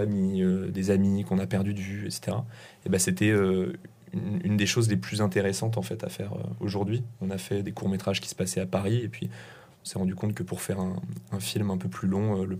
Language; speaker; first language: French; native; French